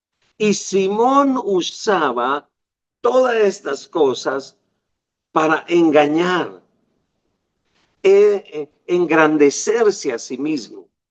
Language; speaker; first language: Spanish; native; Spanish